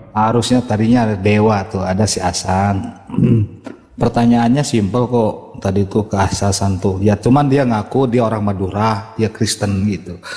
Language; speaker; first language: Indonesian; native; Indonesian